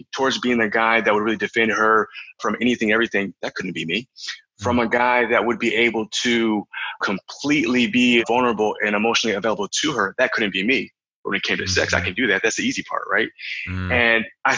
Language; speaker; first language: English; native; English